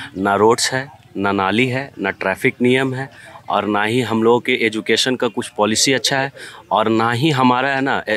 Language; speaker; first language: Hindi; native; Hindi